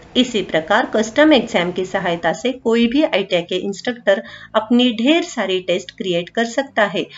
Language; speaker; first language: Hindi; non-native, local second language; Marathi